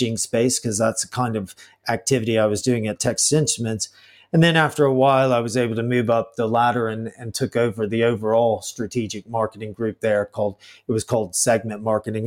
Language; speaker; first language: English; native; English